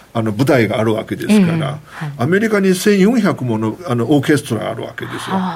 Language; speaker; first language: Japanese; non-native, fluent; Chinese